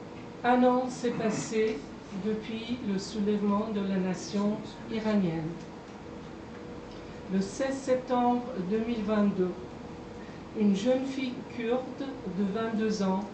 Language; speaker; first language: French; non-native, fluent; Persian